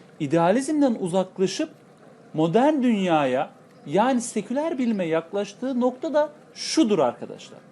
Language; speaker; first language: Turkish; native; Turkish